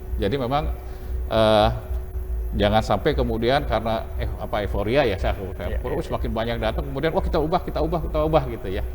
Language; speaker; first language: Indonesian; native; Indonesian